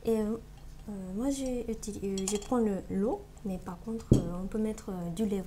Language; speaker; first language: French; non-native, learner; Japanese